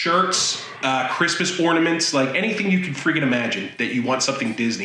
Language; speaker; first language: English; native; English